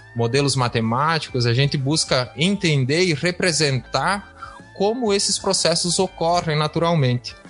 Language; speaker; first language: Portuguese; native; Portuguese